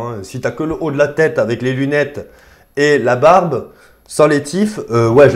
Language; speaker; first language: French; native; French